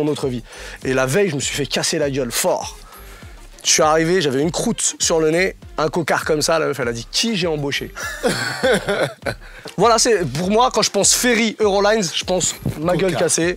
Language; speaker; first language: French; native; French